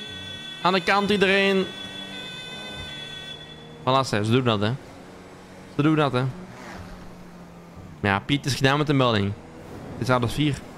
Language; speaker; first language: Dutch; native; Dutch